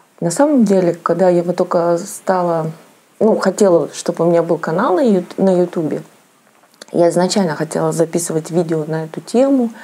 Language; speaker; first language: Russian; native; Russian